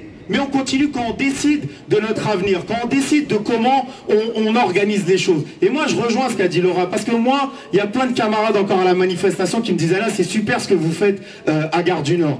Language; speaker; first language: French; native; French